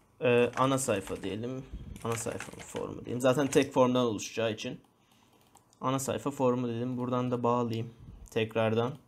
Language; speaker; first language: Turkish; native; Turkish